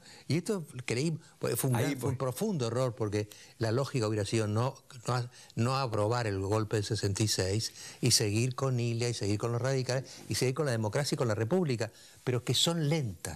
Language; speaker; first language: Spanish; native; Spanish